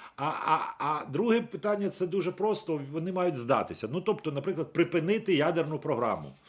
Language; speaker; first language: Ukrainian; native; Ukrainian